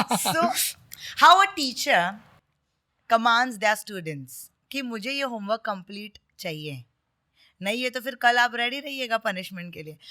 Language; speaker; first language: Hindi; non-native, local second language; Marathi